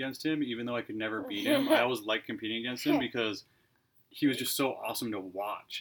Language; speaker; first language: English; native; English